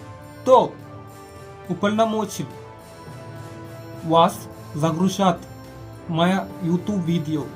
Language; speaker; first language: Russian; non-native, learner; Malayalam